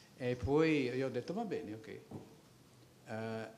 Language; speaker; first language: Italian; non-native, fluent; English